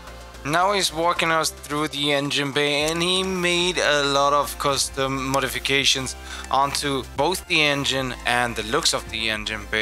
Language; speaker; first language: English; non-native, fluent; Swedish